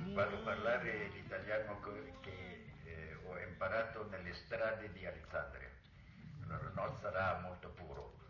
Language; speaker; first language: Italian; non-native, local second language; Arabic